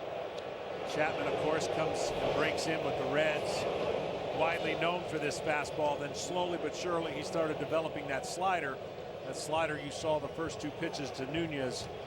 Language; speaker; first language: English; native; English